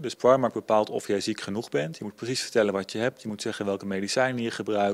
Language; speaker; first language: Dutch; native; Dutch